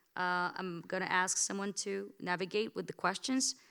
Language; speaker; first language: English; non-native, fluent; Bulgarian